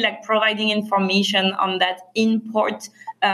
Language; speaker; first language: English; non-native, fluent; French